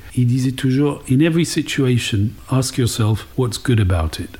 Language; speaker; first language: French; non-native, fluent; English